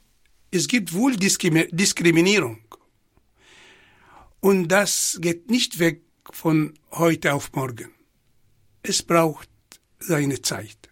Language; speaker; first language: German; non-native, fluent; Arabic